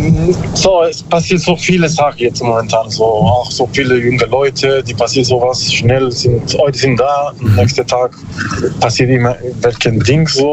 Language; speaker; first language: German; non-native, learner; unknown